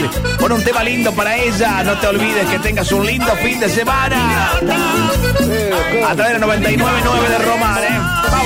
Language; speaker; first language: Spanish; native; Spanish